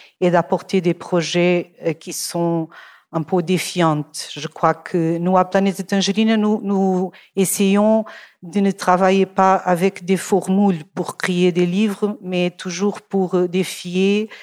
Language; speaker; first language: French; non-native, fluent; Portuguese